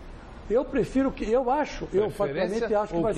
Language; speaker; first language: Portuguese; native; Portuguese